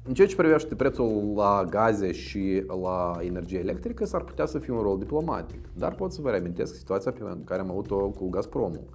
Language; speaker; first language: Romanian; native; Romanian